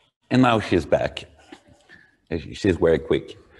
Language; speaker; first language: English; non-native, fluent; Swedish